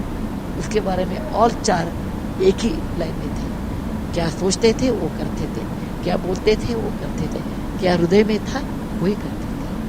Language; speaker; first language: Hindi; non-native, local second language; Kannada